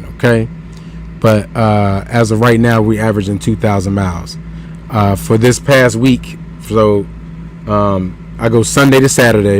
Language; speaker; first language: English; native; English